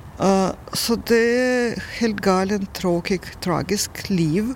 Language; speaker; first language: Swedish; non-native, learner; Russian